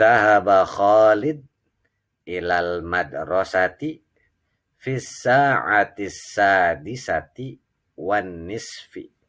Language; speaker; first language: Arabic; non-native, fluent; Indonesian